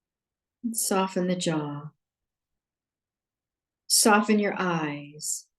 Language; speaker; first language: English; native; English